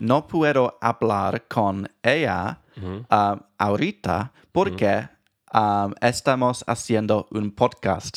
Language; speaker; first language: Spanish; non-native, learner; English